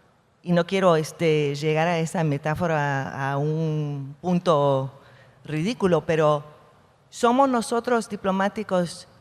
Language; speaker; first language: Spanish; non-native, fluent; English